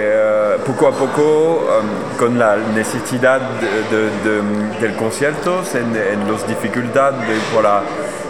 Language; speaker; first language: Spanish; non-native, learner; French